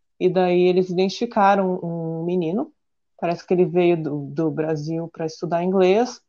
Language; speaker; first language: Portuguese; native; Portuguese